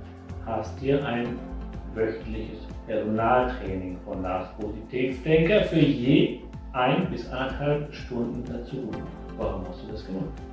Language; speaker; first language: German; native; German